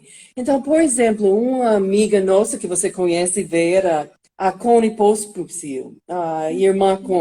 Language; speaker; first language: Portuguese; non-native, fluent; English